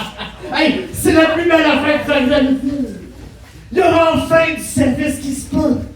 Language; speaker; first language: French; native; French